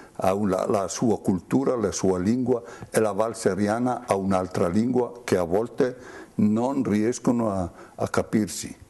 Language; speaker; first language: Italian; native; Italian